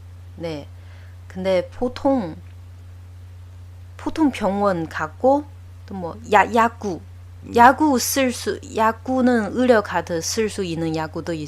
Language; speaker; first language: Korean; non-native, learner; Chinese